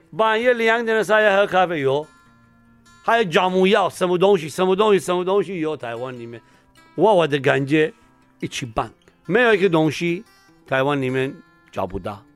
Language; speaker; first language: Chinese; non-native, learner; Persian